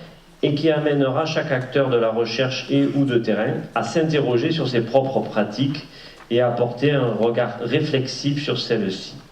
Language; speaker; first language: French; native; French